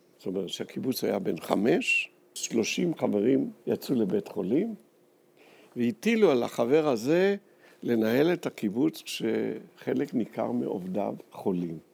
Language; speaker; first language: Hebrew; native; Hebrew